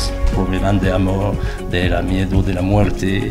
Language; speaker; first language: Spanish; non-native, fluent; French